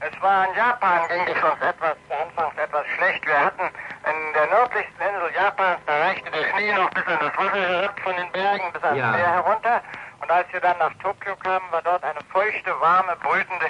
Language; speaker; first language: German; native; German